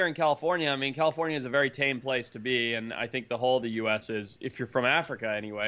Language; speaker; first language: English; native; English